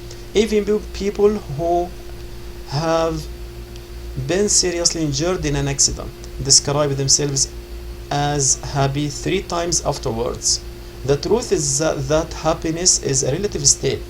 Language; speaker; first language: English; non-native, fluent; Arabic